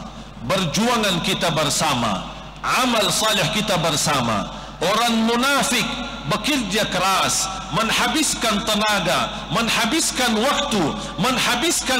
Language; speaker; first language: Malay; non-native, fluent; Arabic